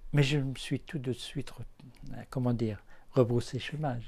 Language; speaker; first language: French; non-native, local second language; Arabic